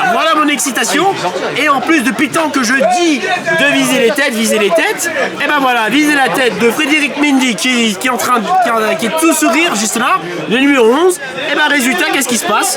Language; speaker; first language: French; native; French